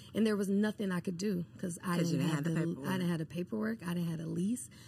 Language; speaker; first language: English; native; English